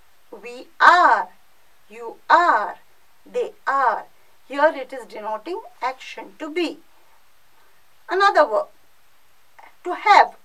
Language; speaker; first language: English; non-native, local second language; Konkani